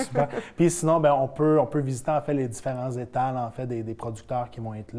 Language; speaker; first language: French; native; French